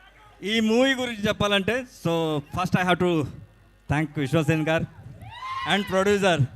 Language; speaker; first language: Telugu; non-native, learner; Kannada